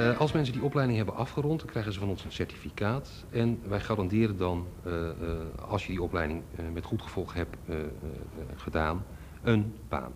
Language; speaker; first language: Dutch; native; Dutch